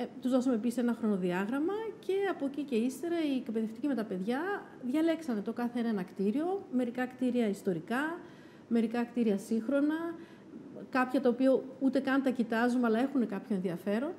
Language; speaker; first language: Greek; native; Greek